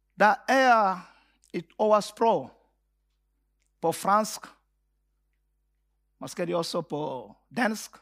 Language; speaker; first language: Danish; non-native, fluent; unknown